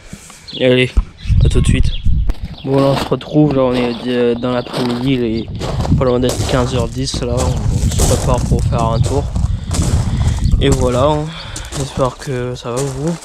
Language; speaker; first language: French; native; French